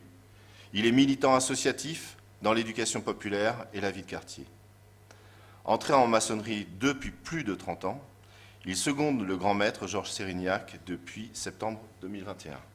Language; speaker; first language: French; native; French